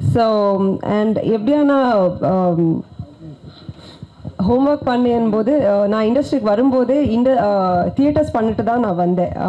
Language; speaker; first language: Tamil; non-native, learner; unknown